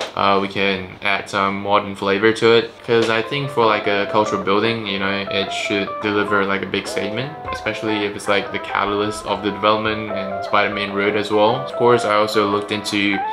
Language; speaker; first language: English; non-native, local second language; Chinese